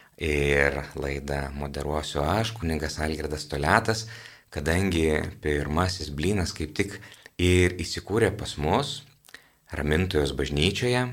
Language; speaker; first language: Lithuanian; native; Lithuanian